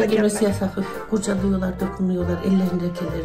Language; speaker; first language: Turkish; native; Turkish